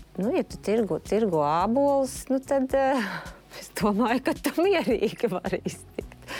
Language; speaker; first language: Latvian; native; Latvian